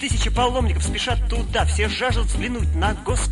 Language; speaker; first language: Russian; native; Russian